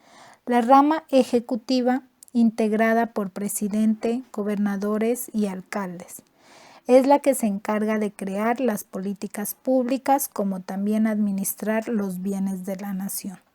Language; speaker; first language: Spanish; native; Spanish